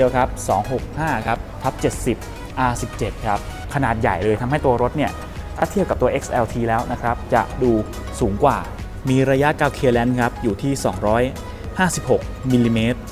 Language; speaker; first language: Thai; native; Thai